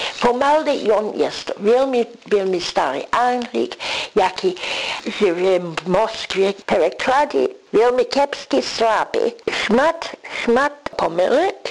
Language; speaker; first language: Polish; non-native, learner; English